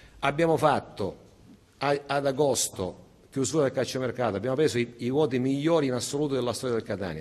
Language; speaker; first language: Italian; native; Italian